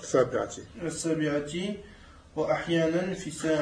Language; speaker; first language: Arabic; non-native, learner; French